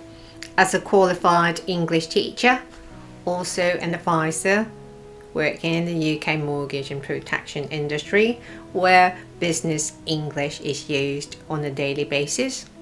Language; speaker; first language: English; non-native, fluent; Cantonese